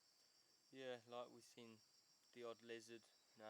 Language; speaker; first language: English; native; English